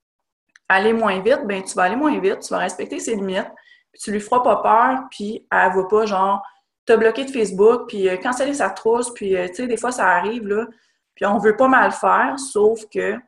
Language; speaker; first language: French; native; French